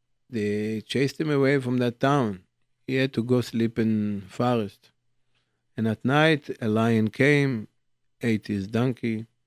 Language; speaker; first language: English; non-native, fluent; Hebrew